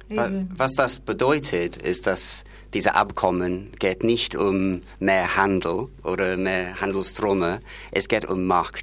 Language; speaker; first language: German; non-native, fluent; English